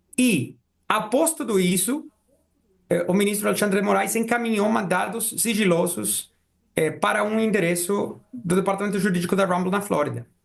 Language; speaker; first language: Portuguese; non-native, fluent; Spanish